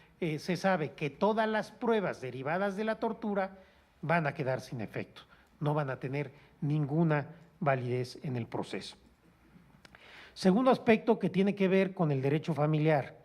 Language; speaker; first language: Spanish; native; Spanish